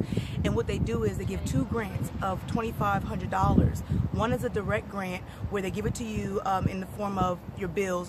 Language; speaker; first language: English; native; English